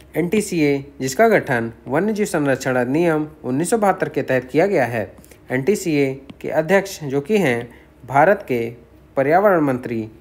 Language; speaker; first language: Hindi; native; Hindi